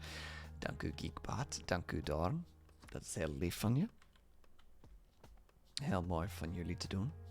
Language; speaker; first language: Dutch; non-native, learner; English